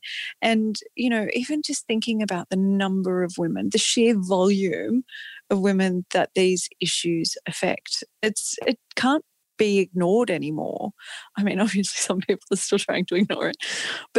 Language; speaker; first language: English; native; English